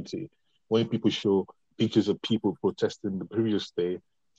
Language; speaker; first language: English; non-native, local second language; Yoruba